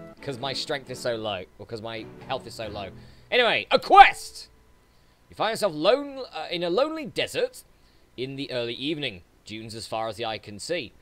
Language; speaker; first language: English; native; English